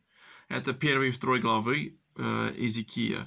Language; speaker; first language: Russian; early bilingual, heritage; English